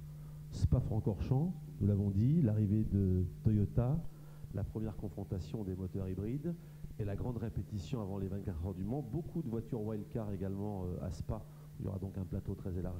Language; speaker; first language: French; native; French